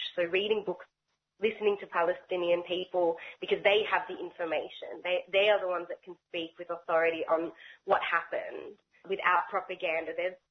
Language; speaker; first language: English; native; English